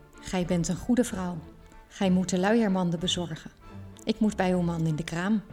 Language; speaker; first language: Dutch; native; Dutch